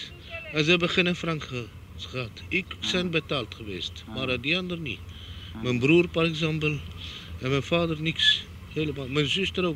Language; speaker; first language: Dutch; non-native, local second language; Romany